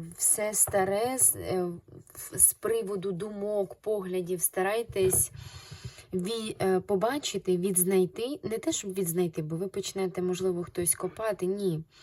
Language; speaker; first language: Ukrainian; non-native, local second language; Russian